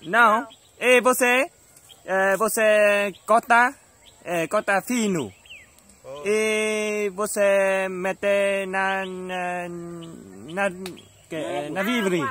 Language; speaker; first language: Portuguese; non-native, learner; Vietnamese